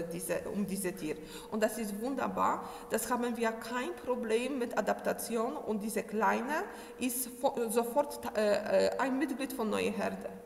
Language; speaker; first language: German; non-native, learner; Polish